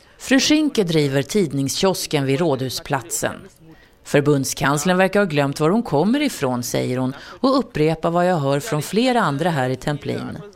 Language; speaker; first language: Swedish; native; Swedish